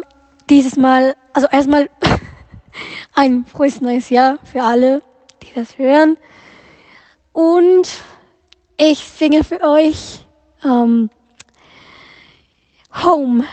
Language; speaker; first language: German; non-native, fluent; Spanish